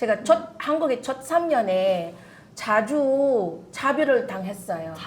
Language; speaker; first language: Korean; non-native, fluent; Filipino